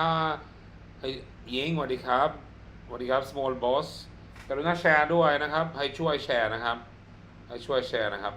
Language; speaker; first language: Thai; non-native, fluent; Swedish